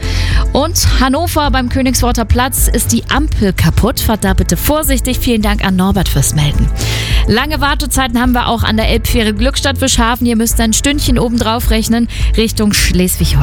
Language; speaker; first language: German; native; German